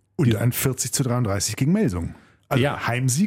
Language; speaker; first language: German; native; German